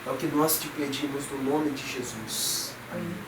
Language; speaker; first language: Portuguese; native; Portuguese